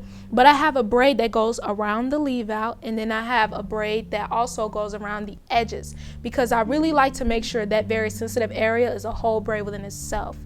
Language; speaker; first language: English; native; English